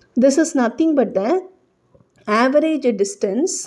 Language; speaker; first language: English; non-native, local second language; Tamil